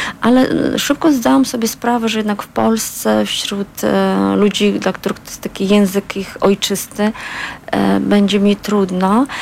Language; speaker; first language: Polish; non-native, fluent; Azerbaijani